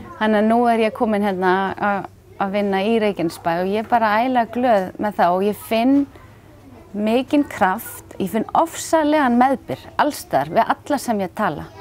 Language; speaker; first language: Icelandic; native; Icelandic